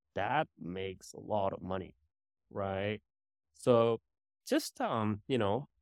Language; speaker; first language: English; non-native, fluent; Japanese